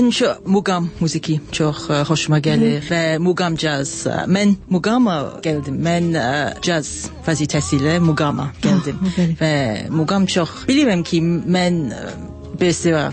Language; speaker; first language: Azerbaijani; non-native, learner; English